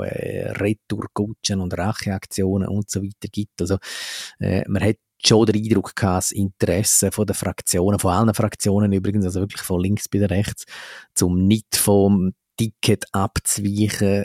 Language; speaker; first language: German; native; German